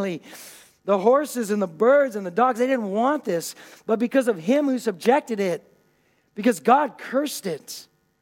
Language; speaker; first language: English; native; English